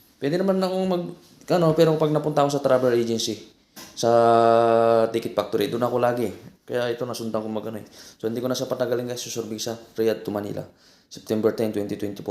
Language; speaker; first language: Filipino; native; Filipino